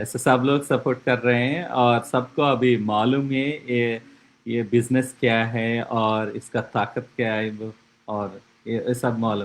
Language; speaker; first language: Hindi; non-native, local second language; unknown